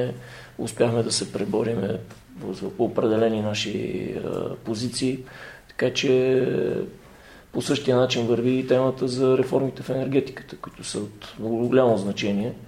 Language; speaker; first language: Bulgarian; native; Bulgarian